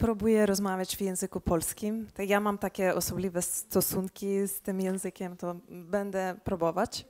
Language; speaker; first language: Polish; early bilingual, heritage; Polish